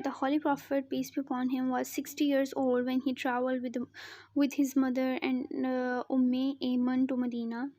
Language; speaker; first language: English; non-native, local second language; Urdu